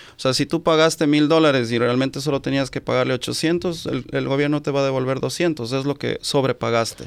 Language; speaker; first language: Spanish; native; Spanish